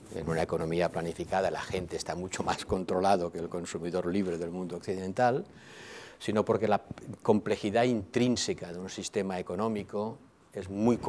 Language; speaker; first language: Spanish; non-native, local second language; Catalan